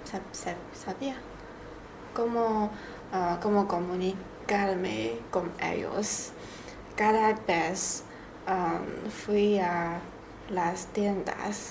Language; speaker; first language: Spanish; non-native, learner; Chinese